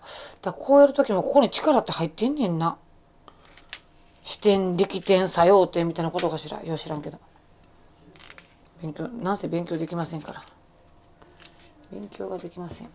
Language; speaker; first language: Japanese; native; Japanese